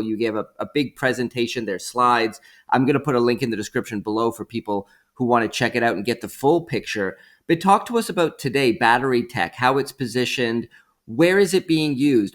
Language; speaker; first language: English; native; English